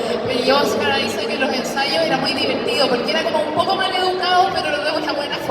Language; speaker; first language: Spanish; native; Spanish